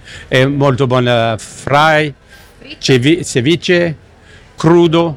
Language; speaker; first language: Italian; non-native, learner; French